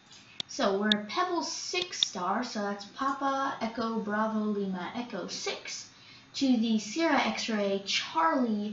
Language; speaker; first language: English; native; English